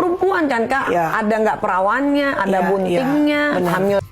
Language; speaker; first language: Indonesian; native; Indonesian